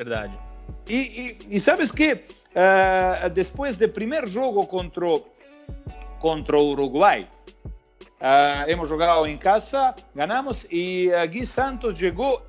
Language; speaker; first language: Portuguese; non-native, learner; Croatian